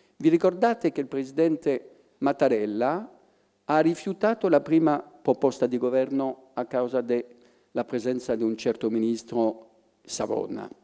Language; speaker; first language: Italian; non-native, fluent; French